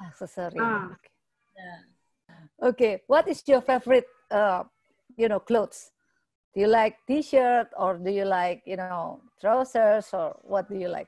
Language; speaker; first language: English; non-native, learner; Indonesian